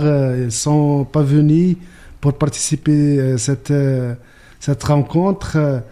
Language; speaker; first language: French; non-native, learner; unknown